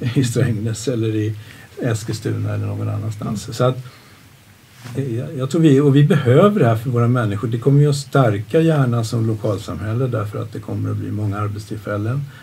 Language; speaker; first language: Swedish; native; Swedish